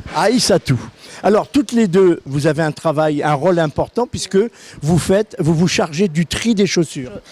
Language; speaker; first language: French; native; French